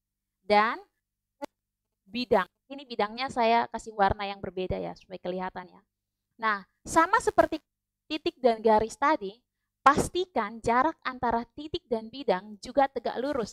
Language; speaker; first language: Indonesian; native; Indonesian